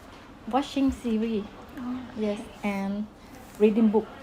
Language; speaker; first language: English; non-native, learner; Thai